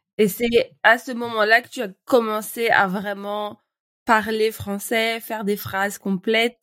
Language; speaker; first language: French; native; French